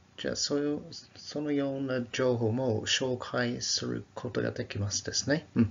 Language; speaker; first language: Japanese; non-native, fluent; English